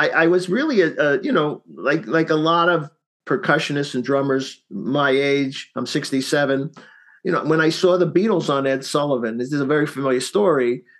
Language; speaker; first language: English; native; English